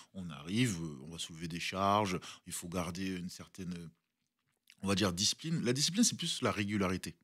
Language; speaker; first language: French; early bilingual, other home language; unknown